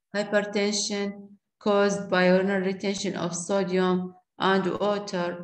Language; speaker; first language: English; non-native, fluent; Arabic